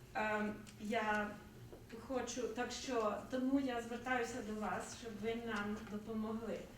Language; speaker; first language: Ukrainian; early bilingual, heritage; Ukrainian